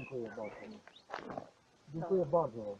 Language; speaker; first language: Polish; non-native, learner; Slovenian